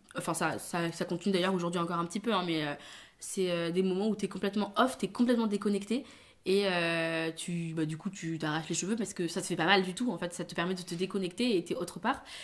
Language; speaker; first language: French; early bilingual, other home language; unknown